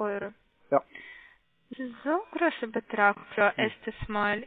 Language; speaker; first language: German; non-native, learner; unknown